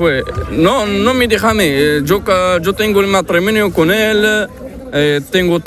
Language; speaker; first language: Spanish; non-native, learner; Arabic